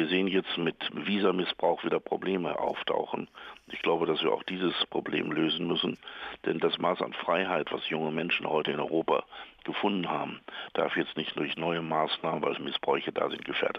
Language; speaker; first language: German; native; German